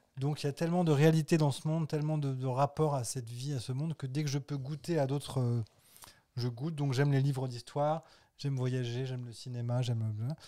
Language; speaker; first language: French; native; French